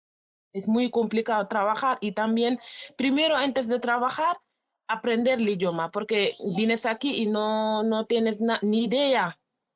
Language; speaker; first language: Spanish; non-native, learner; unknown